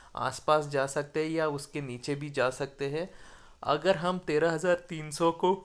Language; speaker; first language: Hindi; non-native, local second language; Kannada